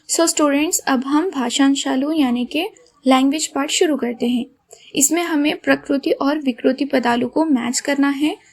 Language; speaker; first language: Hindi; non-native, local second language; Telugu